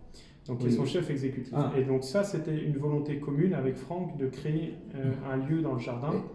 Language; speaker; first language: French; native; French